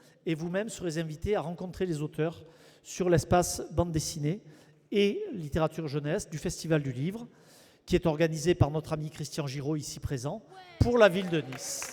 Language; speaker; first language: French; native; French